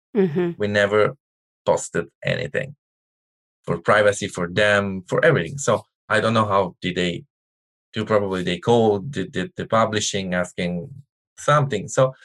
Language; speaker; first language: English; non-native, learner; Italian